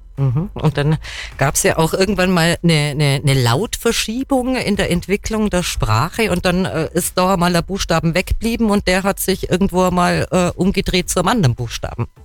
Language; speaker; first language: German; native; German